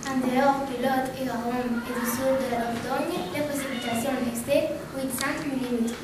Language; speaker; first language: French; non-native, learner; Spanish